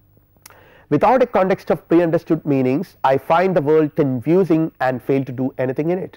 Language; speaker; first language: English; non-native, local second language; Malayalam